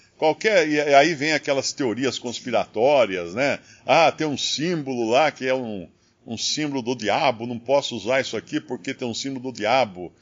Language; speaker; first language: Portuguese; native; Portuguese